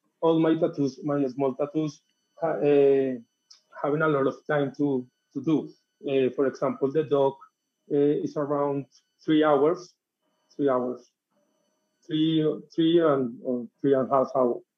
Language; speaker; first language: English; non-native, learner; Spanish